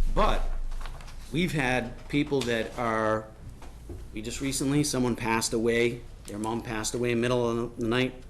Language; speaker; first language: English; native; English